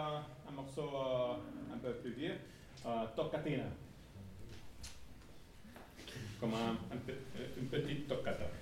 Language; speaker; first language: French; non-native, learner; Finnish